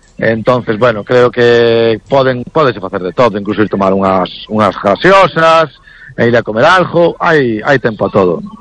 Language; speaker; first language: Galician; non-native, local second language; Spanish